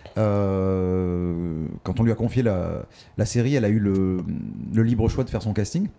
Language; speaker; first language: French; native; French